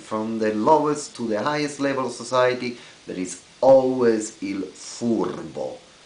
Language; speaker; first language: English; non-native, fluent; Italian